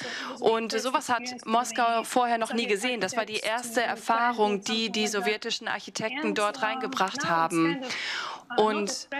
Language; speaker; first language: German; non-native, fluent; Russian